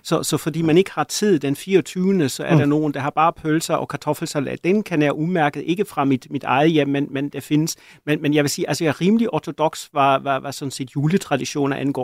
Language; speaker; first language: Danish; non-native, fluent; German